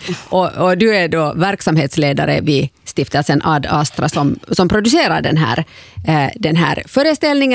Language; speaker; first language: Swedish; native; Swedish